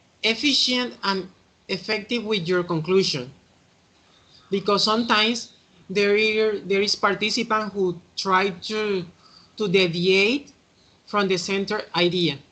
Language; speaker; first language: English; non-native, fluent; Spanish